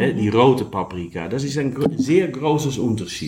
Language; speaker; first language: German; non-native, learner; Dutch